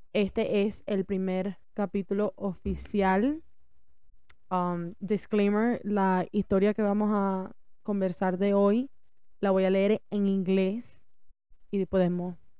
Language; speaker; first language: Spanish; early bilingual, heritage; Spanish